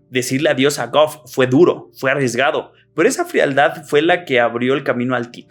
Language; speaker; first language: Spanish; native; Spanish